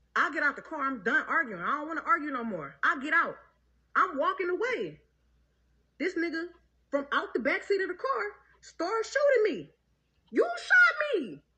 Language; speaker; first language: English; native; English